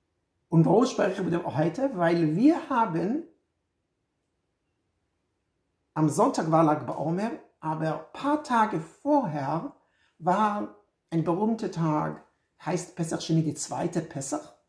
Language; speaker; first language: German; non-native, fluent; Hebrew